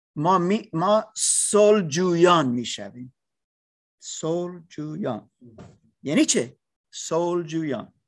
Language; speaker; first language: Persian; non-native, learner; English